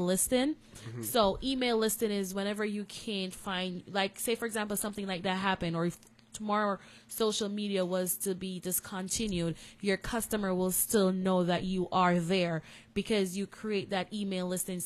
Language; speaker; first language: English; non-native, local second language; Jamaican Creole English